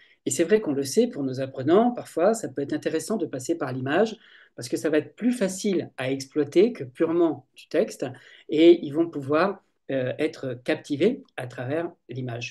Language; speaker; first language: French; native; French